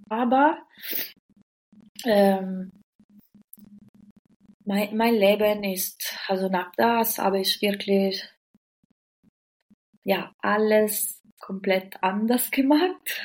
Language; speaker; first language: German; non-native, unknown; Italian